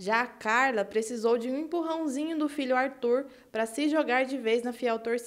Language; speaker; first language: Portuguese; native; Portuguese